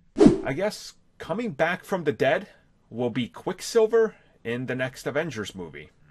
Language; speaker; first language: English; native; English